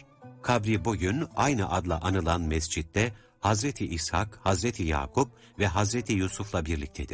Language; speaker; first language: Turkish; native; Turkish